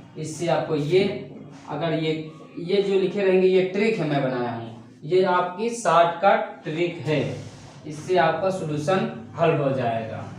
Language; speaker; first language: Hindi; native; Hindi